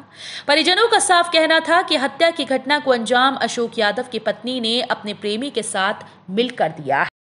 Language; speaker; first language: Hindi; native; Hindi